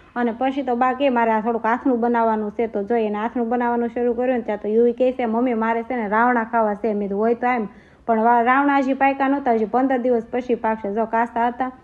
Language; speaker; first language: Gujarati; native; Gujarati